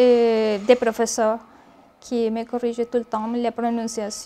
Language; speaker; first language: French; non-native, learner; Spanish